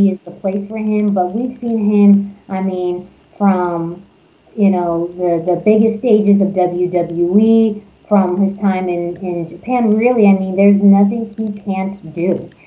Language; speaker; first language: English; early bilingual, other home language; Spanish